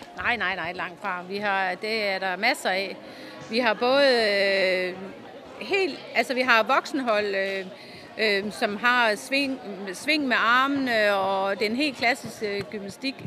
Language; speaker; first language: Danish; native; Danish